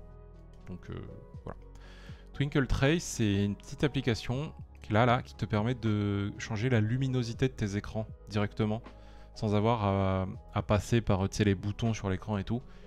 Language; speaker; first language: French; native; French